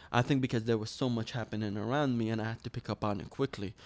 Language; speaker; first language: English; early bilingual, other home language; Arabic